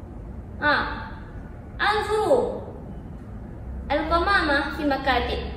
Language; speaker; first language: Arabic; non-native, learner; Malay